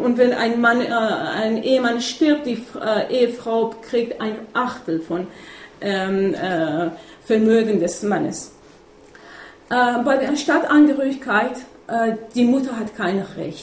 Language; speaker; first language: German; non-native, fluent; Persian